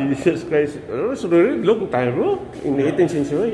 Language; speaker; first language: English; non-native, learner; Filipino